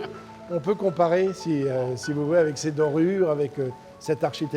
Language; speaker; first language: French; native; French